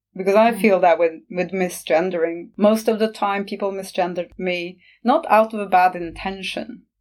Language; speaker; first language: English; non-native, fluent; Norwegian